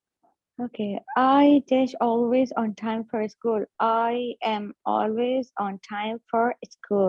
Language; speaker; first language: English; non-native, learner; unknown